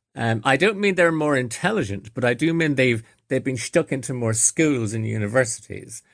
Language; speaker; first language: English; native; English